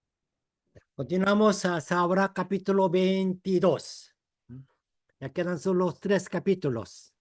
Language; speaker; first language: Spanish; non-native, fluent; Korean